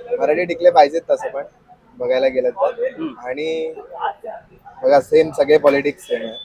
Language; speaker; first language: Marathi; native; Marathi